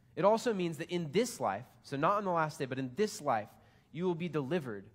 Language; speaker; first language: English; native; English